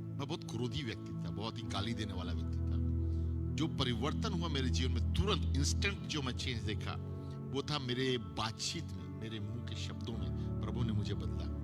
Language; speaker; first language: Hindi; native; Hindi